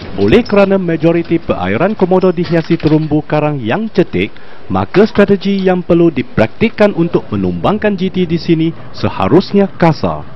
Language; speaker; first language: Malay; native; Malay